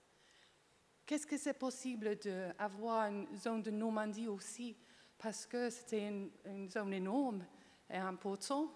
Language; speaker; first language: French; non-native, learner; English